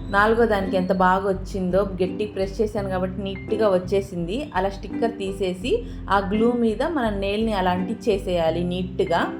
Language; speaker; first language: Telugu; non-native, local second language; Urdu